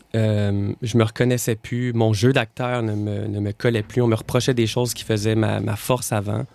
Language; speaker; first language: French; native; French